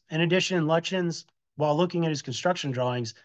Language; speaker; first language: English; native; English